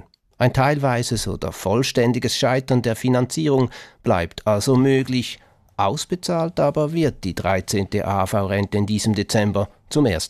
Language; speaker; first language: German; native; German